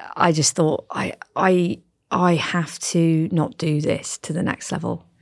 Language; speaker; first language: English; native; English